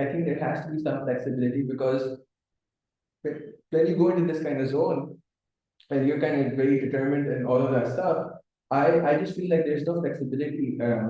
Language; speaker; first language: English; non-native, local second language; Urdu